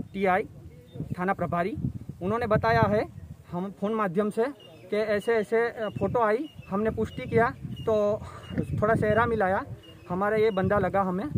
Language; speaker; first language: Hindi; non-native, local second language; Gujarati